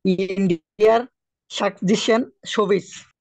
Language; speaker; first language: German; non-native, learner; Bangla